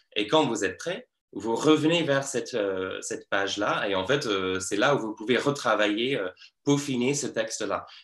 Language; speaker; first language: French; non-native, fluent; English